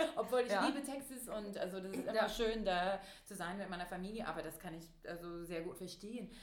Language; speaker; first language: German; non-native, fluent; English